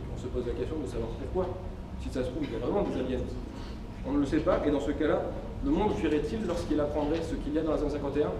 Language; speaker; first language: French; native; French